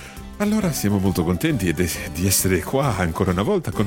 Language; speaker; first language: Italian; non-native, fluent; English